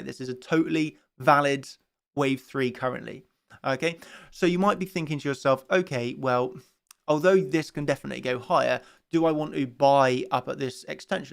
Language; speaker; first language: English; native; English